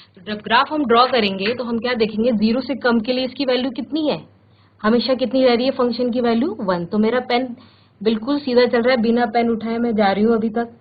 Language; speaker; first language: Hindi; native; Hindi